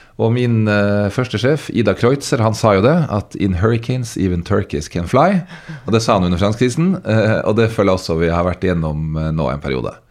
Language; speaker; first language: Norwegian; native; Norwegian